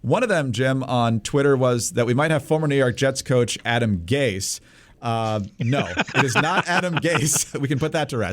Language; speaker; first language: English; native; English